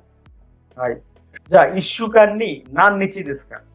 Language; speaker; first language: Japanese; non-native, fluent; Bangla